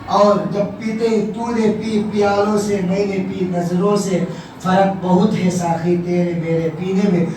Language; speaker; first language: Urdu; native; Urdu